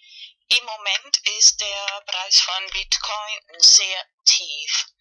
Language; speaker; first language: German; non-native, learner; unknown